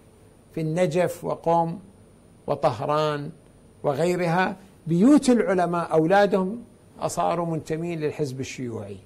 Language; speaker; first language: Arabic; native; Arabic